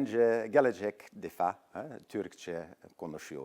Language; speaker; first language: Turkish; non-native, learner; Dutch